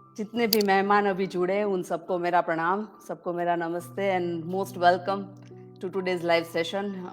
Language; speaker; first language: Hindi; non-native, local second language; Gujarati